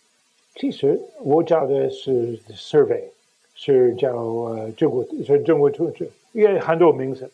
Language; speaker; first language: Chinese; non-native, fluent; English